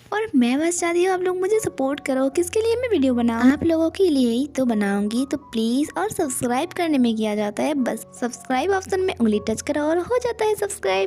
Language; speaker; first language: Hindi; non-native, local second language; Bangla